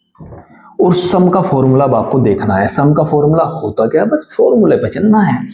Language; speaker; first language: Hindi; native; Hindi